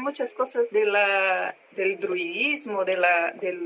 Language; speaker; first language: Spanish; non-native, learner; Portuguese